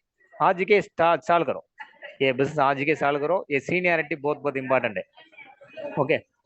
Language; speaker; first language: Hindi; non-native, local second language; Tamil